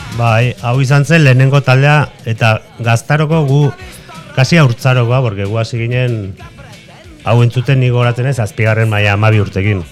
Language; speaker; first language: Basque; native; Basque